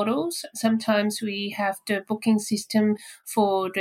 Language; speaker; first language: English; non-native, local second language; Cantonese